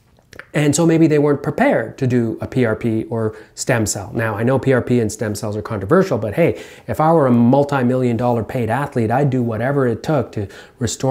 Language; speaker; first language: English; native; English